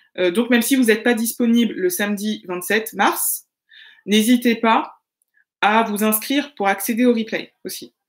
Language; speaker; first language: French; native; French